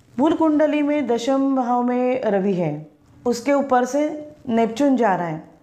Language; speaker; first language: Hindi; non-native, local second language; Marathi